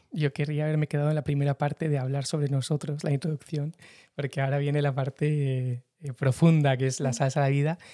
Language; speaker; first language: Spanish; native; Spanish